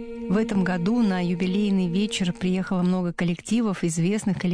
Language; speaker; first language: Russian; native; Russian